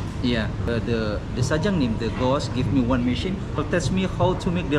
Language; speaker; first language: English; non-native, learner; Indonesian